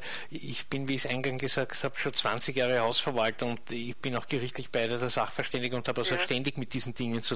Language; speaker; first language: German; native; German